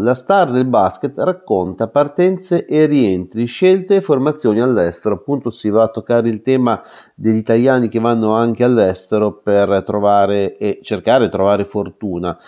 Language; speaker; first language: Italian; native; Italian